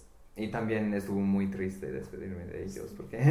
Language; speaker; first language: Spanish; non-native, fluent; English